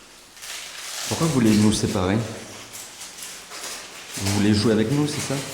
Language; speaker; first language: French; native; French